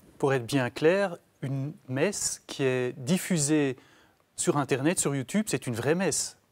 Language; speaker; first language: French; native; French